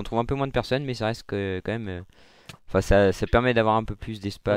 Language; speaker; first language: French; native; French